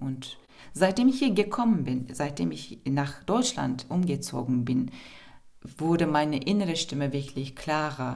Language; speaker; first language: German; non-native, fluent; Turkish